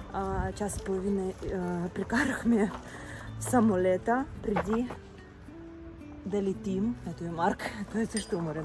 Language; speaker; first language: Bulgarian; non-native, fluent; Russian